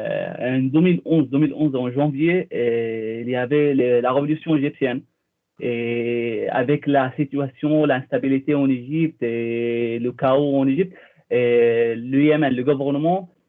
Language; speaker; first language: French; non-native, fluent; Arabic